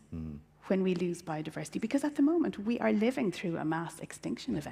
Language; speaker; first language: English; native; English